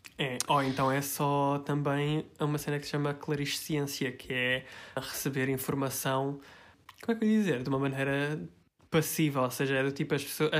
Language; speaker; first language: Portuguese; early bilingual, heritage; Portuguese